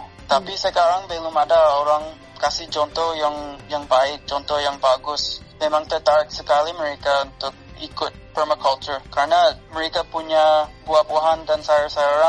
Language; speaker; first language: Indonesian; non-native, fluent; English